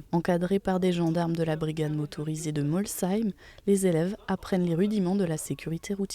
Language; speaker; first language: French; native; French